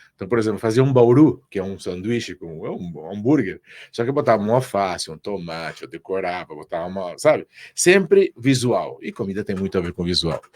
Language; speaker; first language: Portuguese; early bilingual, other home language; Spanish